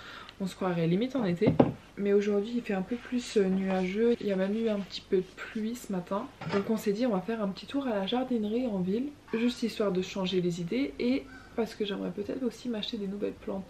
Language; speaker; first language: French; native; French